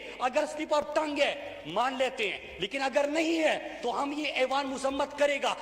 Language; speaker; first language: Urdu; non-native, local second language; Pashto